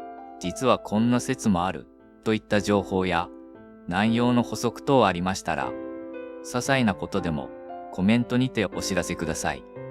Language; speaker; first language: Japanese; native; Japanese